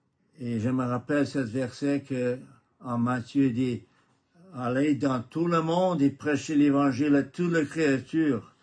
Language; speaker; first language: French; non-native, fluent; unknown